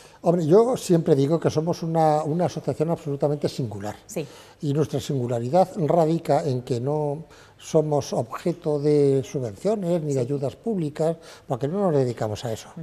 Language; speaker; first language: Spanish; native; Spanish